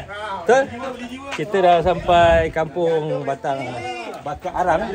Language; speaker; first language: Malay; native; Malay